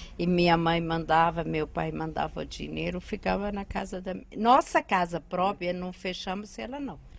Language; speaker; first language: Portuguese; non-native, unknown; Arabic